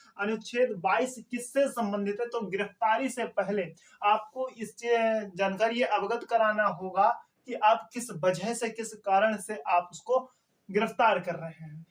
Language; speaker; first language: Hindi; native; Hindi